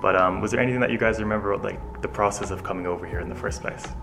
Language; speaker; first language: English; native; English